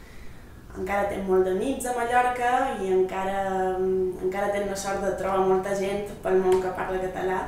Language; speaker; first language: Catalan; non-native, local second language; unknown